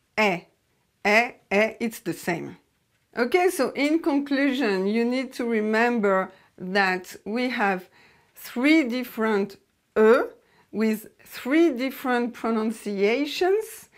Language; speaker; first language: English; non-native, fluent; French